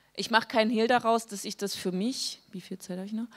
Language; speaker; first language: German; native; German